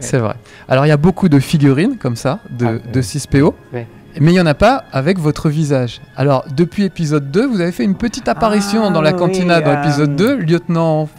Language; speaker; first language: French; native; French